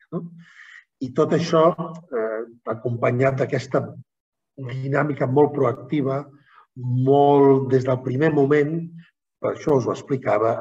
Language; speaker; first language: Catalan; native; Catalan